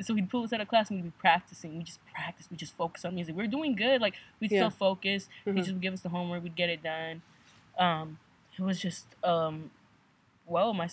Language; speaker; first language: English; native; English